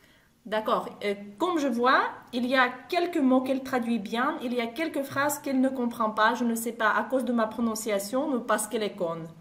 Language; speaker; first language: French; non-native, fluent; Russian